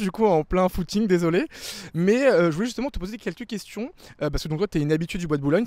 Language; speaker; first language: French; native; French